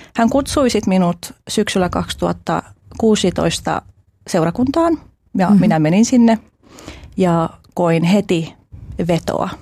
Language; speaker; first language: Finnish; early bilingual, other home language; Albanian